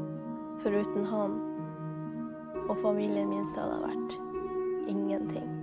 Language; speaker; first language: Norwegian; early bilingual, other home language; Somali